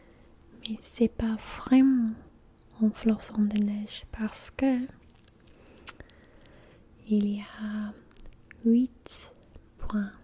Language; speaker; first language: French; non-native, learner; English